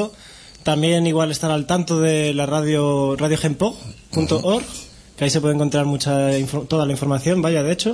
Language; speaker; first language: Spanish; native; Spanish